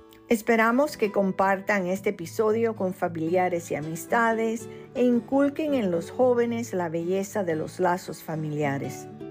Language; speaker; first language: Spanish; early bilingual, heritage; Spanish